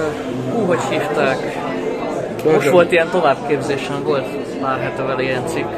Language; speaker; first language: Hungarian; native; Hungarian